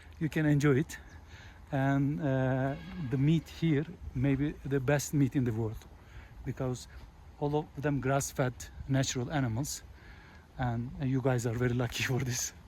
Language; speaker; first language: English; non-native, fluent; Turkish